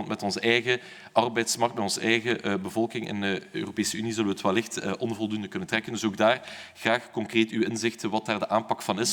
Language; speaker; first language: Dutch; native; Dutch